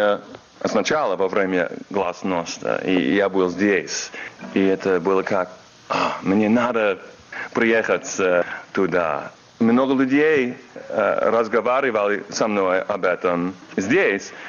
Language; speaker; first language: Russian; non-native, learner; English